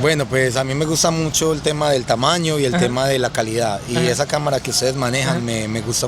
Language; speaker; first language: Spanish; native; Spanish